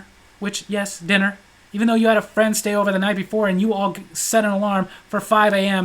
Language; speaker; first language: English; native; English